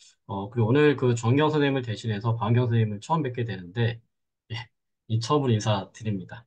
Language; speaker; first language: Korean; native; Korean